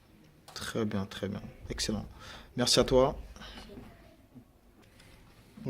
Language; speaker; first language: French; native; French